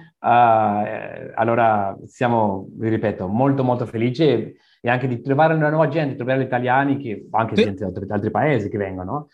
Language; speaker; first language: Italian; non-native, learner; Spanish